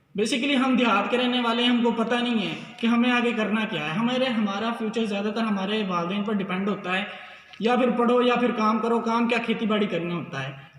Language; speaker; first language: Urdu; non-native, local second language; Punjabi